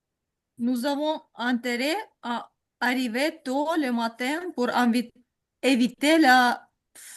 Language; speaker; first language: French; non-native, learner; Ukrainian